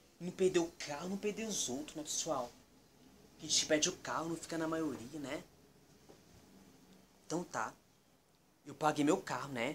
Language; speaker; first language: Portuguese; native; Portuguese